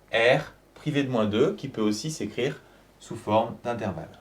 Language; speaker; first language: French; native; French